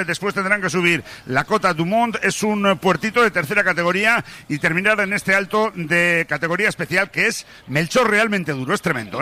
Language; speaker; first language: Spanish; native; Spanish